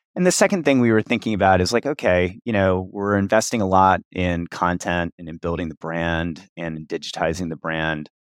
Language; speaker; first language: English; native; English